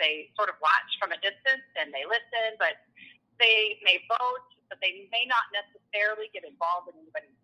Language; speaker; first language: English; native; English